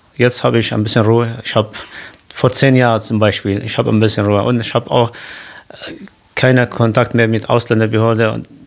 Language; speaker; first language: German; non-native, learner; Kurdish